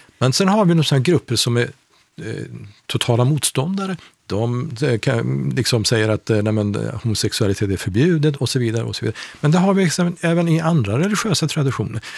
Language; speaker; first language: Swedish; non-native, fluent; Persian